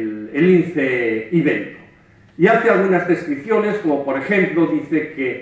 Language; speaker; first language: Spanish; native; Spanish